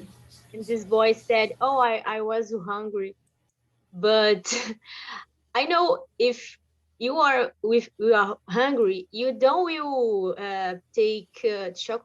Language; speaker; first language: English; non-native, learner; Portuguese